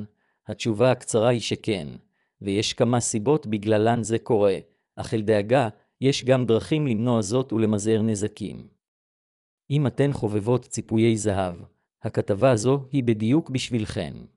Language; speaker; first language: Hebrew; native; Hebrew